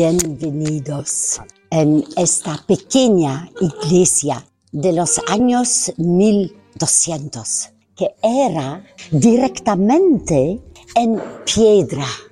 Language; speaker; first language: Spanish; non-native, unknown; Dutch